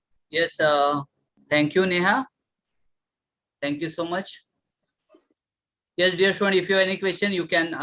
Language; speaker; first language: English; non-native, local second language; Marathi